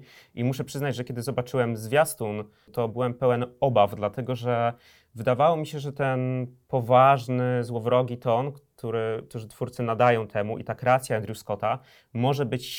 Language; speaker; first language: Polish; native; Polish